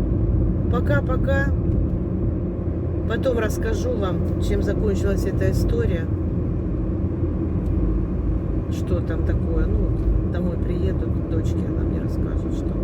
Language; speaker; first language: Russian; native; Russian